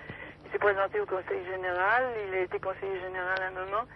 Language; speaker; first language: French; native; French